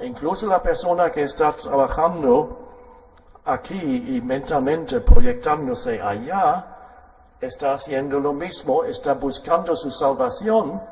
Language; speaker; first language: Spanish; non-native, fluent; German